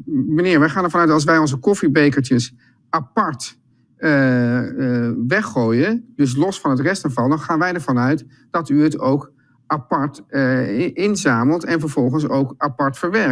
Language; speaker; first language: Dutch; native; Dutch